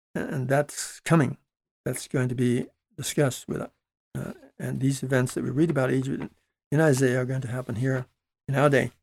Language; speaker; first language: English; early bilingual, other home language; Dutch